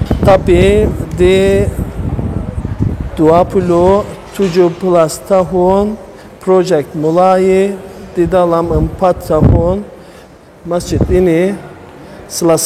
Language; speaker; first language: Indonesian; non-native, learner; Turkish